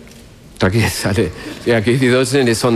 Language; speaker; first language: Polish; non-native, fluent; Spanish